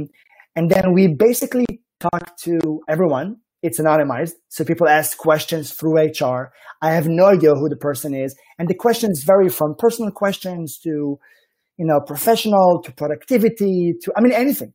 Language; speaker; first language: English; non-native, fluent; Hebrew